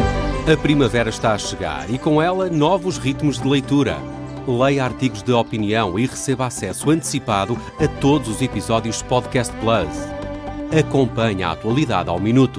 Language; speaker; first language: Portuguese; native; Portuguese